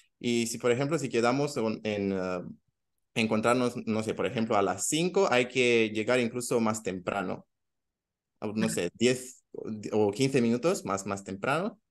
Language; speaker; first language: Spanish; non-native, fluent; Romanian